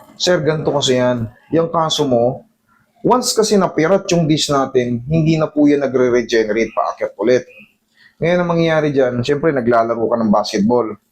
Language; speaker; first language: Filipino; native; Filipino